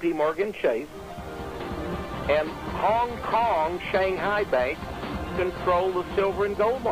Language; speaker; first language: English; native; English